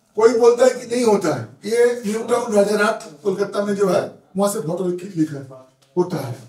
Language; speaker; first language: Hindi; non-native, local second language; Bangla